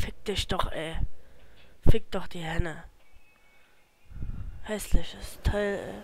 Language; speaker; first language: German; native; German